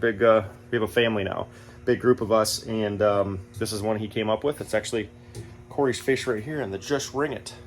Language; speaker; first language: English; native; English